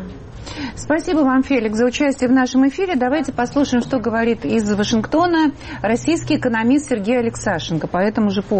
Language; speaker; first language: Russian; native; Russian